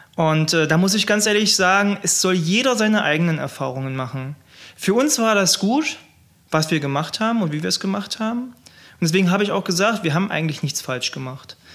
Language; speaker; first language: German; native; German